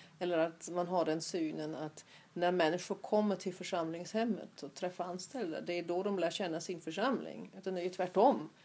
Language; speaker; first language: Swedish; non-native, fluent; German